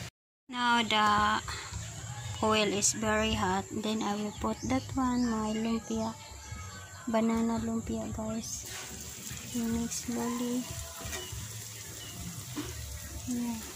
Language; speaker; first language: English; non-native, learner; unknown